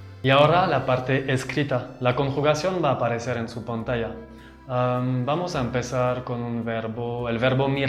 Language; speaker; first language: Spanish; non-native, fluent; French